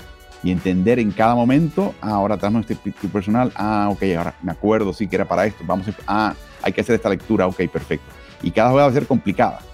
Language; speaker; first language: Spanish; native; Spanish